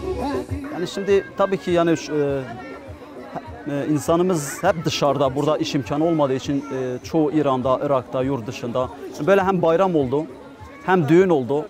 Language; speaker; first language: Turkish; non-native, local second language; Kurdish